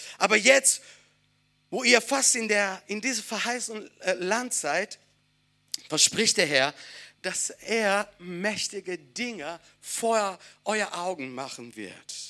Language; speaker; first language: German; non-native, fluent; Italian